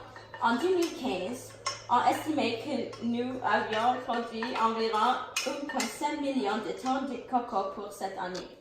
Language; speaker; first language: French; non-native, learner; English